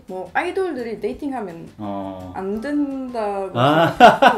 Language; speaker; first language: Korean; non-native, fluent; Swedish